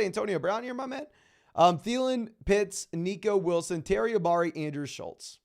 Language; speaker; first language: English; native; English